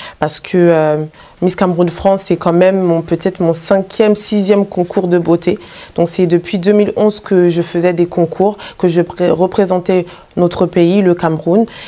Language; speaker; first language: French; native; French